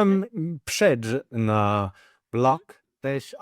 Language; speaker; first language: Polish; non-native, learner; English